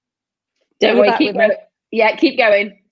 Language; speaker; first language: English; native; English